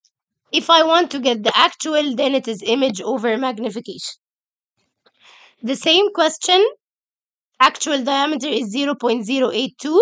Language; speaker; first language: English; non-native, local second language; Arabic